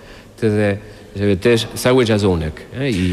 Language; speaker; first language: Polish; non-native, fluent; Spanish